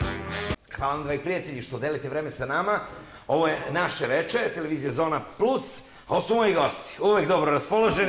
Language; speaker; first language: Serbian; native; Serbian